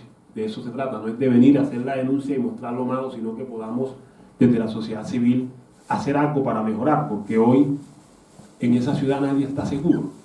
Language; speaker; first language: Spanish; native; Spanish